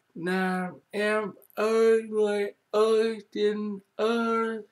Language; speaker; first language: Vietnamese; native; Vietnamese